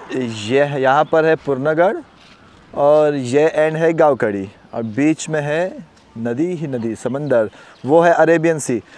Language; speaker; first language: Hindi; non-native, local second language; Konkani